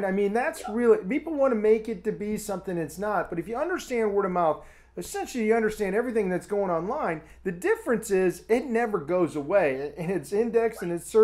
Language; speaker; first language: English; native; English